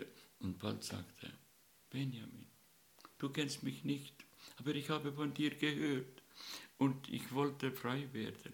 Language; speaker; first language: German; non-native, learner; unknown